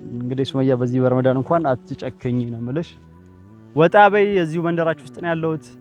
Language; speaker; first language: Amharic; native; Amharic